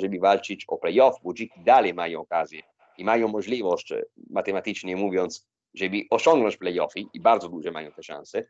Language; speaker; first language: Polish; non-native, fluent; Italian